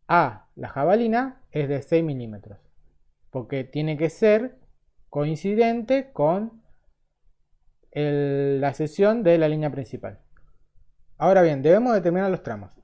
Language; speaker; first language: Spanish; native; Spanish